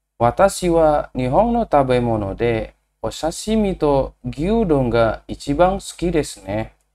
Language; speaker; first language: Japanese; non-native, fluent; Indonesian